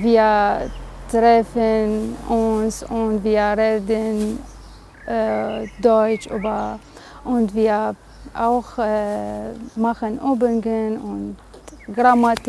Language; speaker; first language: German; non-native, learner; Arabic